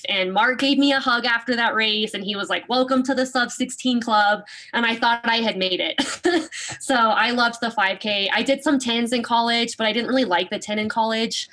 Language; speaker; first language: English; native; English